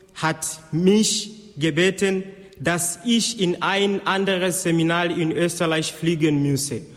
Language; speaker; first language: German; non-native, fluent; Swahili